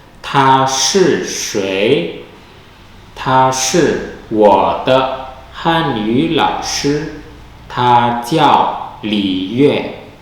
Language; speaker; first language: Chinese; non-native, fluent; Indonesian